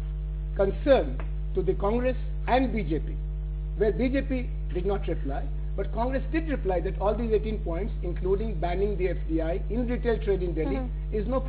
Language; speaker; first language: English; non-native, local second language; Hindi